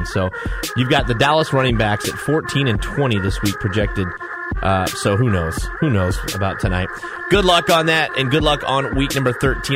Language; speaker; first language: English; native; English